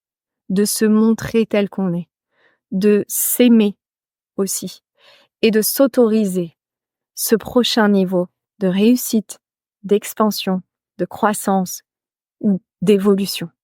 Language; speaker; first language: French; native; French